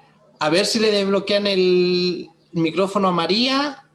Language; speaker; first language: Spanish; native; Spanish